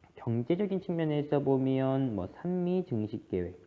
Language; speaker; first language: Korean; native; Korean